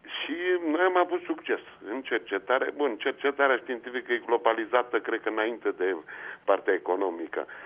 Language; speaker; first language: Romanian; native; Romanian